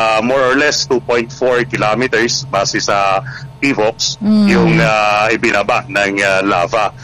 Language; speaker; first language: Filipino; non-native, local second language; Bikol